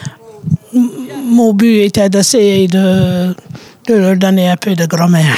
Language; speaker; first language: French; native; French